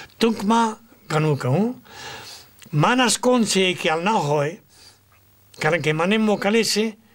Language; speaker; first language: Gujarati; non-native, fluent; Spanish